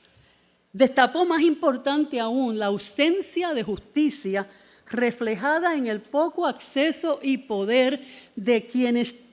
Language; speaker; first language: Spanish; native; Spanish